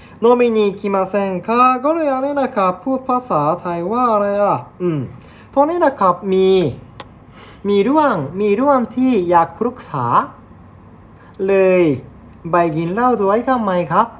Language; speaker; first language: Thai; non-native, learner; Japanese